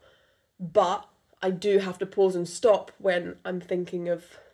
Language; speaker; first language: English; non-native, local second language; French